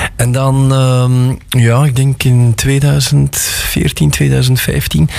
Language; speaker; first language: Dutch; native; Dutch